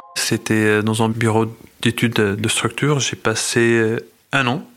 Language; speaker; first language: French; non-native, fluent; Arabic